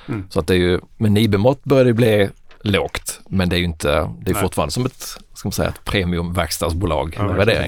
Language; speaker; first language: Swedish; native; Swedish